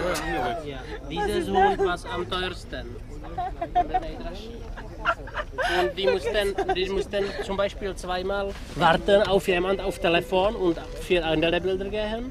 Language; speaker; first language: German; non-native, learner; Czech